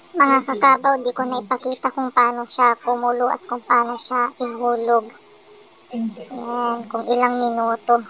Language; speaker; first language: Filipino; non-native, local second language; Pangasinan